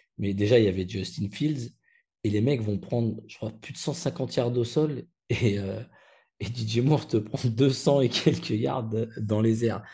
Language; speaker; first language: French; native; French